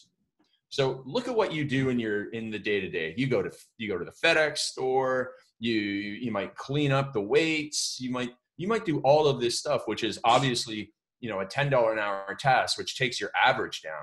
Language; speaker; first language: English; native; English